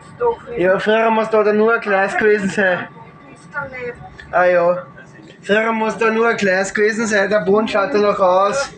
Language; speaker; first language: German; native; German